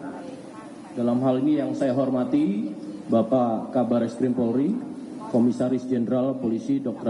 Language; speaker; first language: Indonesian; native; Indonesian